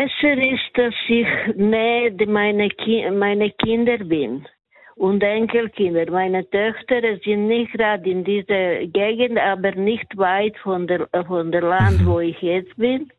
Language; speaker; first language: German; non-native, learner; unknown